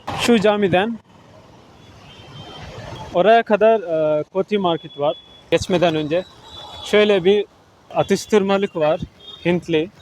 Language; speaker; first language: Turkish; non-native, fluent; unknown